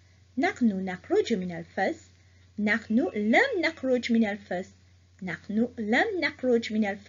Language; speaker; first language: Arabic; non-native, fluent; Morisyen